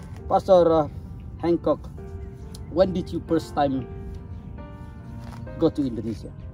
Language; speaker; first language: English; non-native, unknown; Indonesian